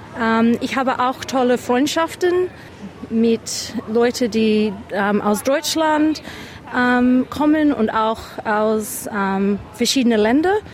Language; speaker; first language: German; non-native, fluent; English